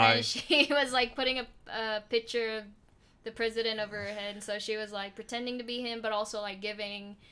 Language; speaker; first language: English; native; English